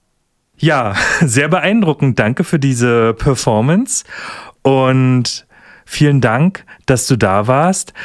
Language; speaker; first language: German; native; German